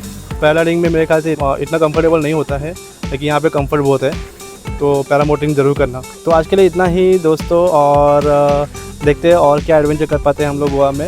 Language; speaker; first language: Hindi; native; Hindi